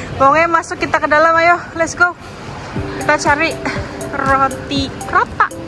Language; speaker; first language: Indonesian; non-native, local second language; Javanese